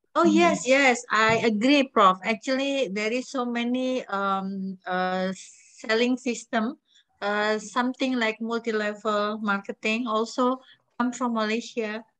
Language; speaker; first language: English; non-native, learner; Indonesian